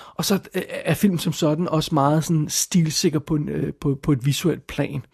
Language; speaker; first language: Danish; native; Danish